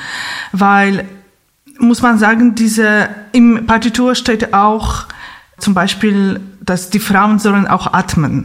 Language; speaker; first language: German; non-native, fluent; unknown